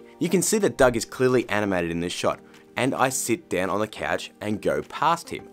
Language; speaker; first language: English; native; English